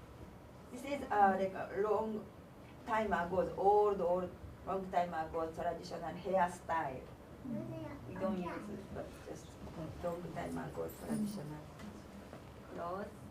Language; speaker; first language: English; non-native, learner; Japanese